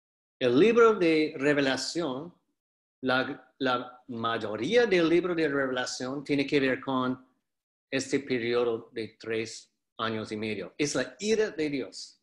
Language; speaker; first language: Spanish; non-native, fluent; English